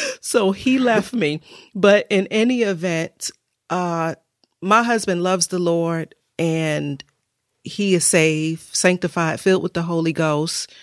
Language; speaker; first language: English; native; English